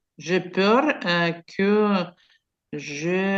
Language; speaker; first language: French; non-native, learner; Ukrainian